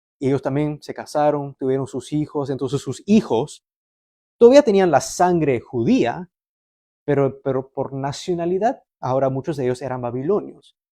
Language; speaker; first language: Spanish; early bilingual, heritage; Spanish